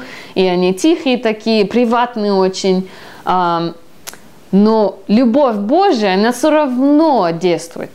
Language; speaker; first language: Russian; early bilingual, heritage; Russian